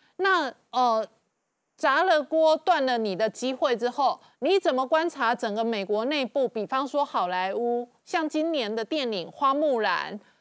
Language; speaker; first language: Chinese; native; Chinese